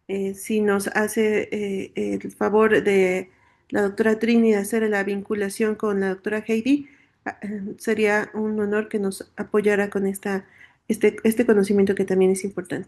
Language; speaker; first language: Spanish; native; Spanish